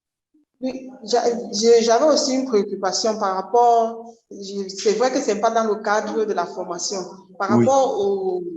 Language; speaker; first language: French; non-native, local second language; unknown